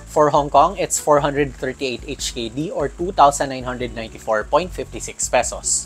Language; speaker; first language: English; non-native, local second language; Filipino